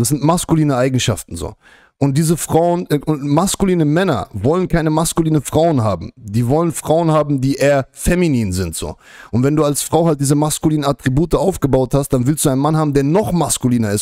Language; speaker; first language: German; native; German